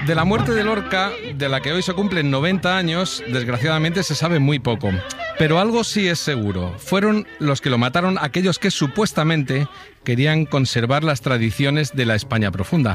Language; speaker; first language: Spanish; native; Spanish